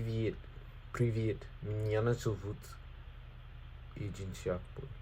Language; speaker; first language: Russian; non-native, learner; English